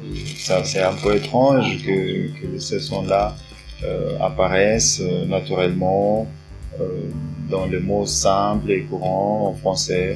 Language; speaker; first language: French; non-native, fluent; Portuguese